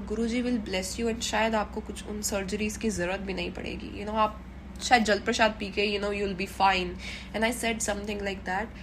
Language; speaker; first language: Hindi; native; Hindi